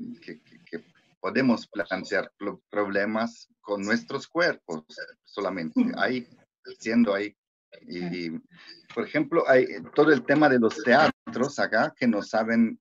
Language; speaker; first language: Spanish; non-native, fluent; Italian